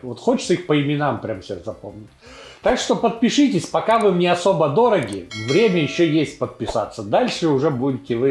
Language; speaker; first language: Russian; native; Russian